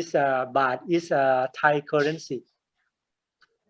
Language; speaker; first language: English; non-native, learner; Thai